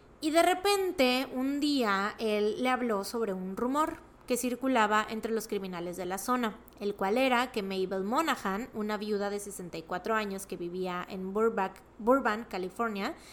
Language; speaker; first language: Spanish; native; Spanish